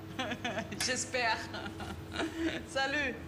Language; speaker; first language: French; non-native, learner; German